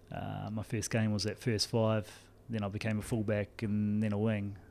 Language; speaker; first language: English; native; English